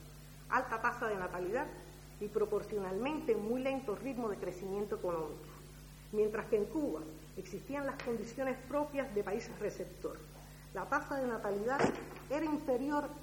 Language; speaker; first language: Spanish; native; Spanish